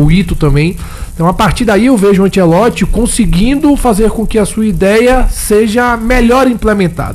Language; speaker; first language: Portuguese; native; Portuguese